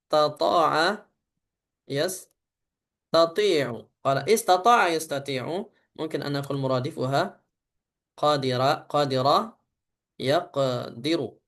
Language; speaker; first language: Arabic; non-native, fluent; Indonesian